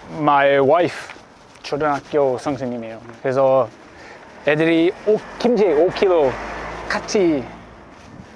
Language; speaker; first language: Korean; non-native, learner; English